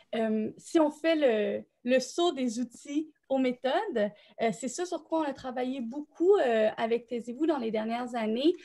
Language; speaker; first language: French; native; French